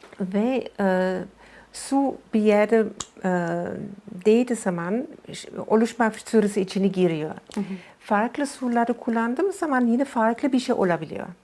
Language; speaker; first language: Turkish; non-native, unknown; German